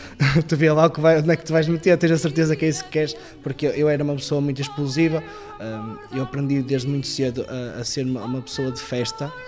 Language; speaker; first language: Portuguese; native; Portuguese